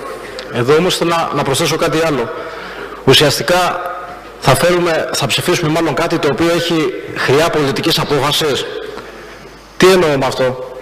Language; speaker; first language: Greek; native; Greek